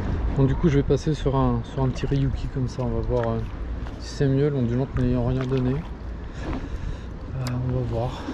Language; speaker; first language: French; native; French